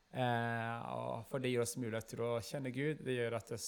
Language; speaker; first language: Norwegian; non-native, fluent; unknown